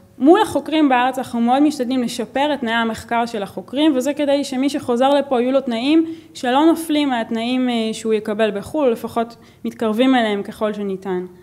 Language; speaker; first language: Hebrew; native; Hebrew